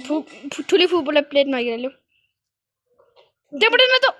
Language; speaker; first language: Nepali; native; Nepali